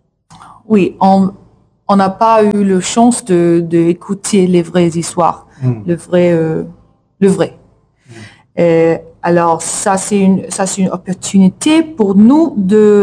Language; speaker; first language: French; non-native, learner; English